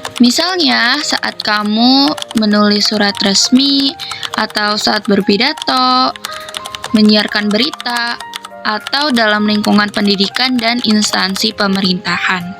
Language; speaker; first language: Indonesian; native; Indonesian